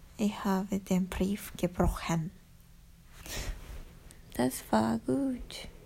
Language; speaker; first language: German; non-native, learner; Japanese